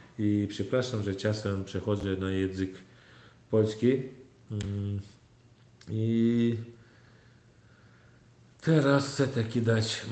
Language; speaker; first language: Polish; non-native, fluent; Turkmen